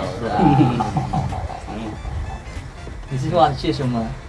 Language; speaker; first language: Chinese; non-native, learner; Malay